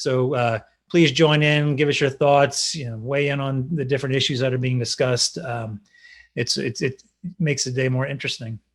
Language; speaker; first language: English; native; English